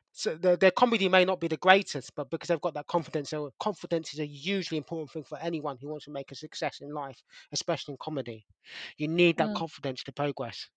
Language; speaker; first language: English; native; English